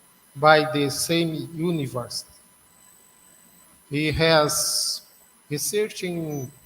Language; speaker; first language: English; non-native, learner; Portuguese